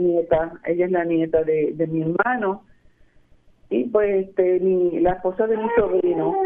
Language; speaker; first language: Spanish; native; Spanish